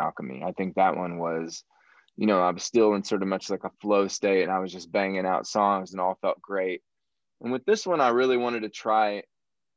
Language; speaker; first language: English; native; English